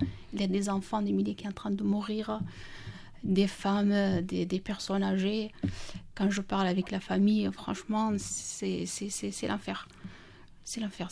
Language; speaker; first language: French; non-native, learner; Kurdish